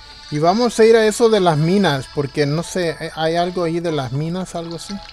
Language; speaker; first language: Spanish; native; Spanish